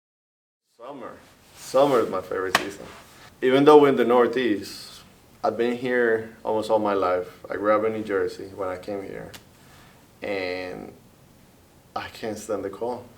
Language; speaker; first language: English; early bilingual, other home language; Spanish